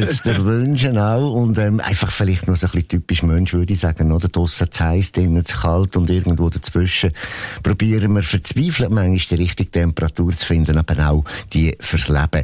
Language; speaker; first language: German; native; German